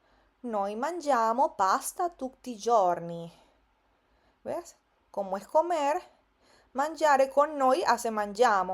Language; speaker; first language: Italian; non-native, fluent; Spanish